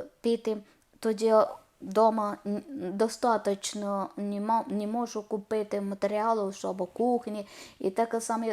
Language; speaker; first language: Ukrainian; non-native, learner; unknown